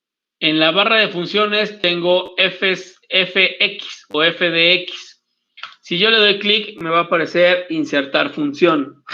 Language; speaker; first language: Spanish; native; Spanish